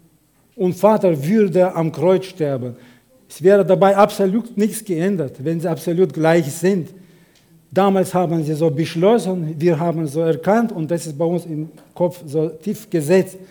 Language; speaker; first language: German; non-native, fluent; Russian